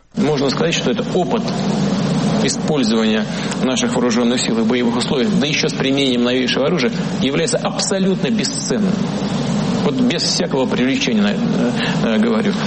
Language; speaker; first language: Russian; native; Russian